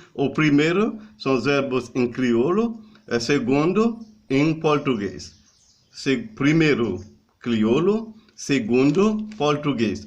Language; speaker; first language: Portuguese; non-native, learner; Haitian Creole